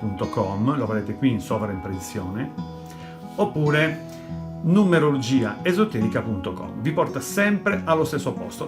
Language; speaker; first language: Italian; native; Italian